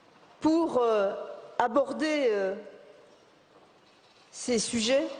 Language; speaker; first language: French; native; French